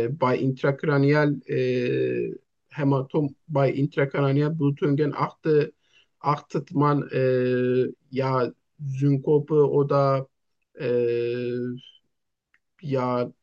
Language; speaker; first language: German; non-native, learner; Turkish